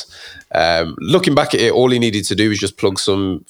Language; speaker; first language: English; native; English